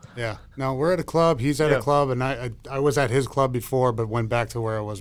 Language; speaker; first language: English; native; English